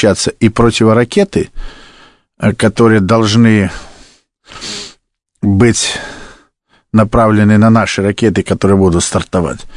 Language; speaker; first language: Russian; native; Russian